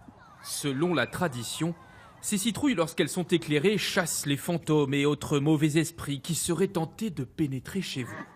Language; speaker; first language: French; native; French